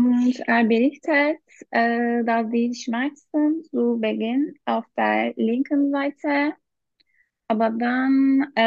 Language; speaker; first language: German; non-native, learner; Turkish